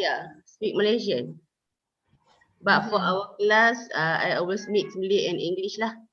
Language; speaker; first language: English; non-native, local second language; Malay